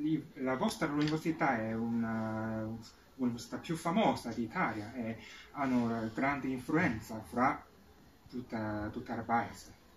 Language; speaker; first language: Italian; non-native, fluent; Chinese